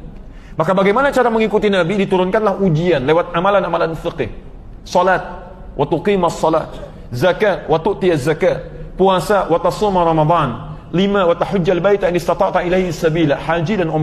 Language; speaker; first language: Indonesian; native; Indonesian